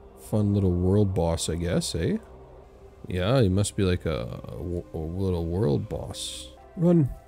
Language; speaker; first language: English; native; English